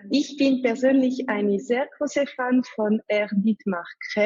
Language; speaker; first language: German; non-native, fluent; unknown